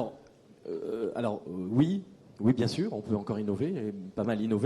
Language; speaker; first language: French; native; French